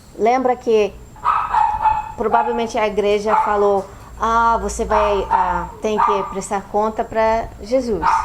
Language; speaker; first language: Portuguese; non-native, fluent; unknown